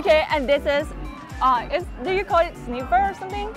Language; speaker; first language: English; non-native, fluent; Thai